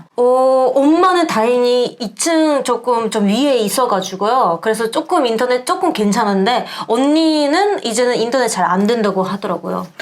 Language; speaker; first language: Korean; non-native, fluent; Ukrainian